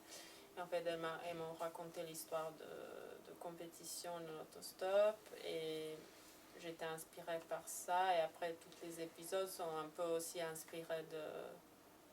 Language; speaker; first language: French; non-native, fluent; Serbian